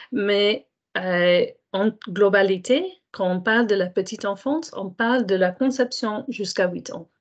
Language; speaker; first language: French; non-native, fluent; English